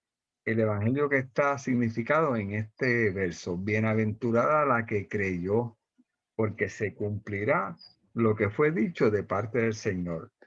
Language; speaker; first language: Spanish; native; Spanish